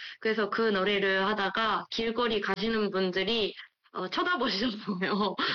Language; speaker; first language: Korean; non-native, fluent; Japanese